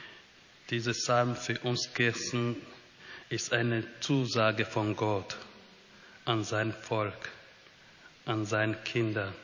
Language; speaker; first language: German; non-native, fluent; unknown